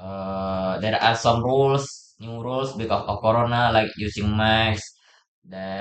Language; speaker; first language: English; non-native, learner; Indonesian